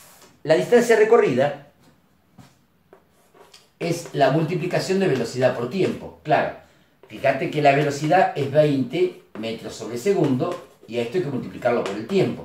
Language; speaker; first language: Spanish; native; Spanish